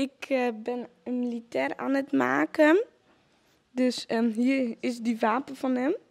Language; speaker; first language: Dutch; non-native, learner; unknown